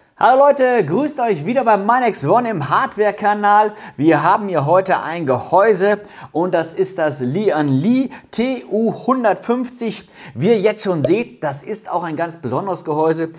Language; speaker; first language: German; native; German